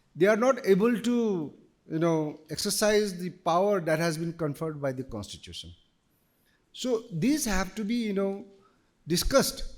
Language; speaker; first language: English; non-native, local second language; Nepali